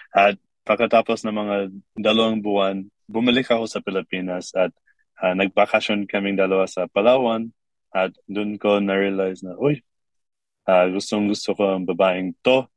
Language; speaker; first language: Filipino; non-native, fluent; English